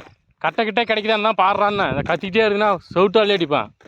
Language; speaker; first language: Tamil; native; Tamil